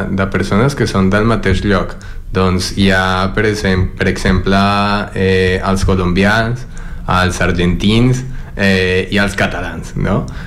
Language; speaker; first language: Catalan; non-native, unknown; Spanish